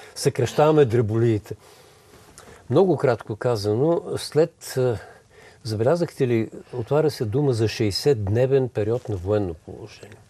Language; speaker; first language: Bulgarian; native; Bulgarian